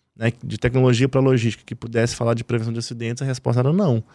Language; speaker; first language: Portuguese; native; Portuguese